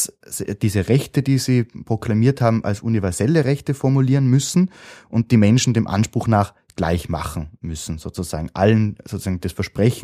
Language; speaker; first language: German; native; German